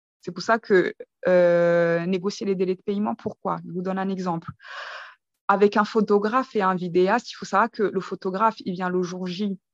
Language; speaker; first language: French; early bilingual, other home language; Kinyarwanda